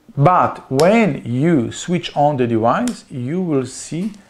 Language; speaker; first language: English; non-native, learner; Slovenian